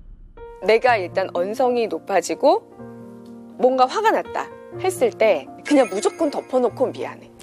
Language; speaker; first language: Korean; native; Korean